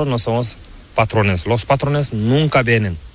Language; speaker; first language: Spanish; non-native, learner; Fula